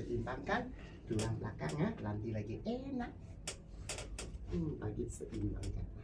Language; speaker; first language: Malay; non-native, local second language; Cantonese